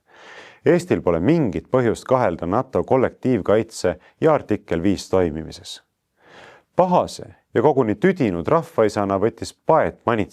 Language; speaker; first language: Estonian; native; Estonian